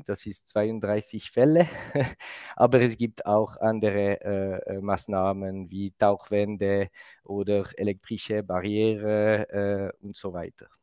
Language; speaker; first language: German; non-native, local second language; French